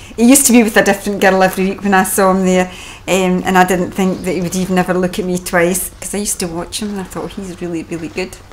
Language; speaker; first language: English; native; English